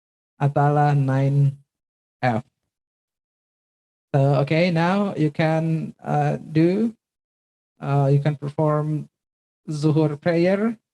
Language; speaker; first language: English; non-native, fluent; Indonesian